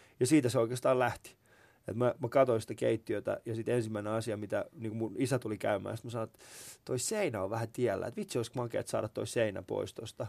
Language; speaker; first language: Finnish; early bilingual, other home language; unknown